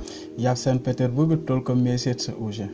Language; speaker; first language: Russian; non-native, learner; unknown